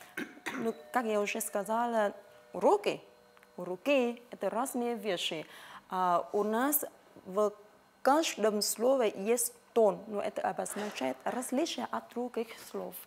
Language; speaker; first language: Russian; non-native, fluent; Vietnamese